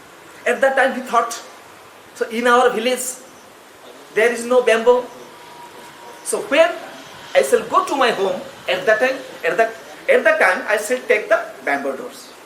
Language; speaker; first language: English; non-native, local second language; Odia